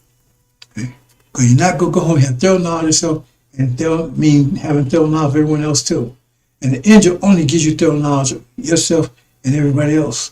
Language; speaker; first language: English; native; English